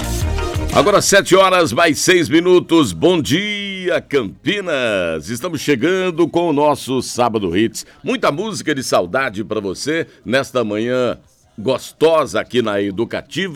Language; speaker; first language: Portuguese; native; Portuguese